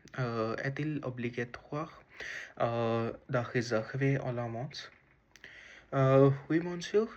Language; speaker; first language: French; non-native, learner; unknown